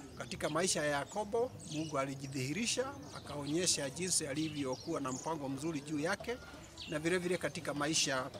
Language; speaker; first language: Swahili; non-native, local second language; Kikuyu